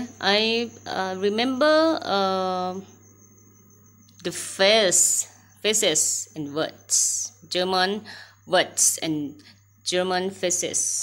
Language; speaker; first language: English; non-native, learner; Thai